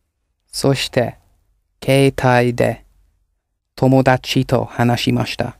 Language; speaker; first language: Japanese; non-native, learner; English